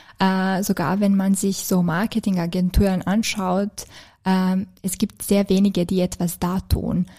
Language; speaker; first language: German; non-native, fluent; Serbian